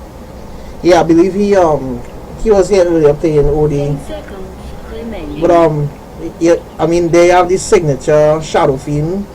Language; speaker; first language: English; native; English